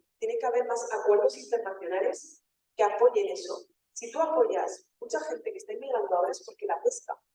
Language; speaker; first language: Spanish; early bilingual, other home language; Wolof